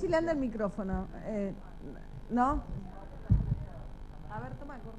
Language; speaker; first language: Spanish; native; Spanish